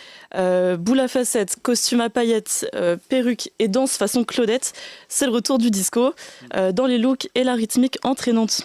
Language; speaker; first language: French; native; French